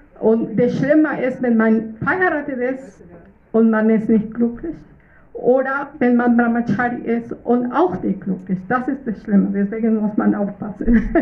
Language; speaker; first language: German; non-native, fluent; Russian